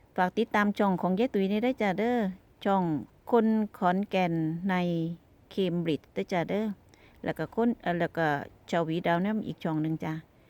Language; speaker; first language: Thai; native; Thai